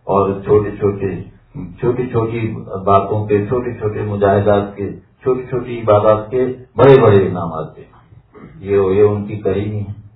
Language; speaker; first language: Urdu; native; Urdu